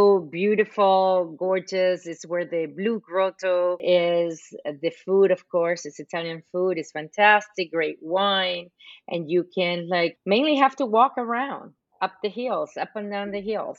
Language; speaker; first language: English; non-native, fluent; Spanish